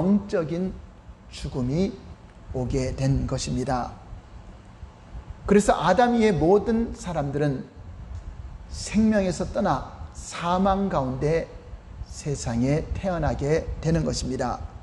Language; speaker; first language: Korean; native; Korean